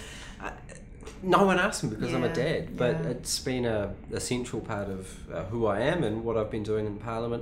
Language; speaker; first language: English; native; English